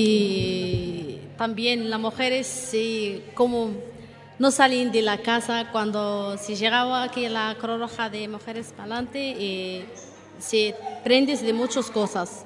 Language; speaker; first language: Spanish; non-native, learner; Arabic